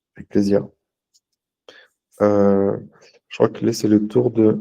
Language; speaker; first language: French; native; French